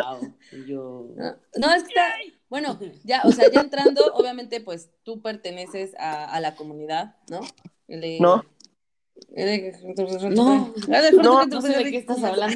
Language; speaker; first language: Spanish; native; Spanish